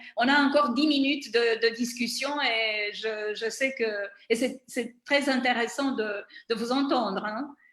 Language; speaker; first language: French; non-native, fluent; Romanian